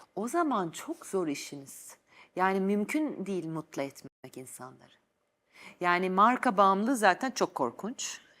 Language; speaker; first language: Turkish; native; Turkish